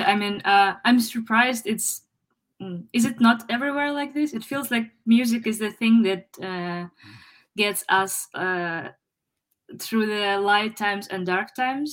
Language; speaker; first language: English; non-native, fluent; Ukrainian